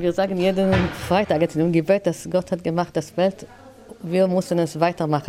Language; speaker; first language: German; non-native, learner; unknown